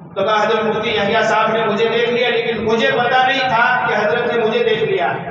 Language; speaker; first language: Urdu; non-native, local second language; Gujarati